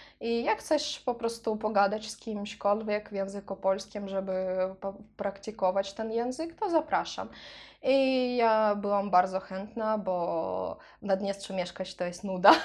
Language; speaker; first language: Polish; non-native, learner; Russian